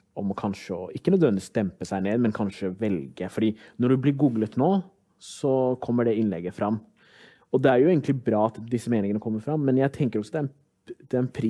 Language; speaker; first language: Norwegian; early bilingual, other home language; Somali